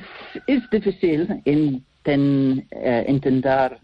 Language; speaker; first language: Spanish; non-native, learner; English